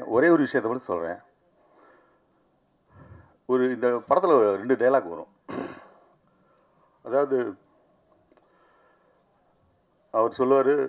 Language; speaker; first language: Tamil; native; Tamil